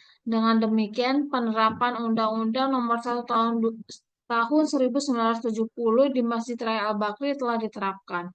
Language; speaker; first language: Indonesian; native; Indonesian